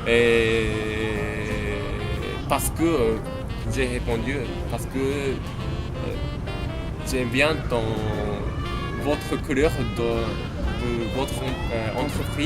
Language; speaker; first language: French; non-native, learner; Japanese